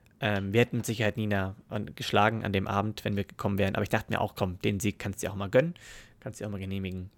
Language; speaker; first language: German; native; German